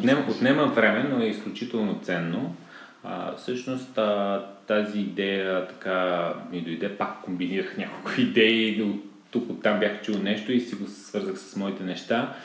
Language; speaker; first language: Bulgarian; native; Bulgarian